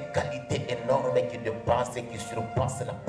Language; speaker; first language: French; non-native, local second language; Lingala